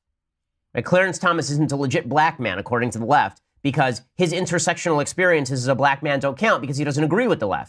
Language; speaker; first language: English; native; English